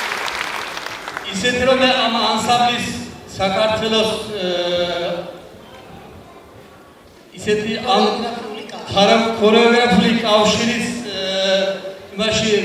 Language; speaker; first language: Georgian; early bilingual, heritage; Georgian